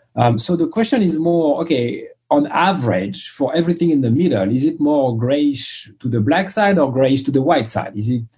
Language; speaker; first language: English; non-native, fluent; French